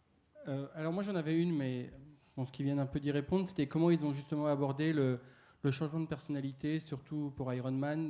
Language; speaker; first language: French; native; French